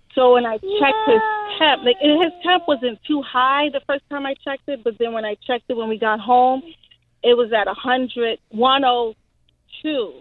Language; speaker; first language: English; early bilingual, other home language; Haitian Creole